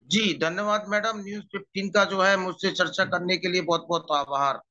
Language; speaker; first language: Hindi; native; Hindi